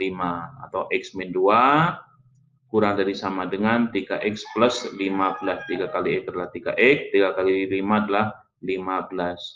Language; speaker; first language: Indonesian; native; Indonesian